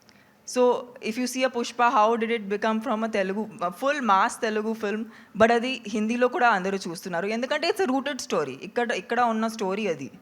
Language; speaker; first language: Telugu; non-native, local second language; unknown